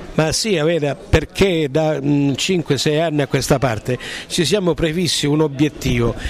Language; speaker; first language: Italian; native; Italian